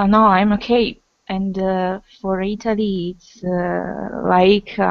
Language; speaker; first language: English; non-native, fluent; Italian